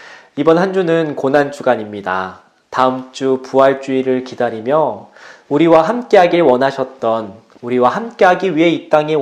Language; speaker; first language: Korean; native; Korean